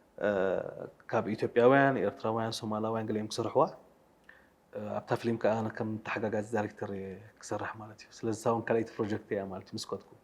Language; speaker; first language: Tigrinya; native; Tigrinya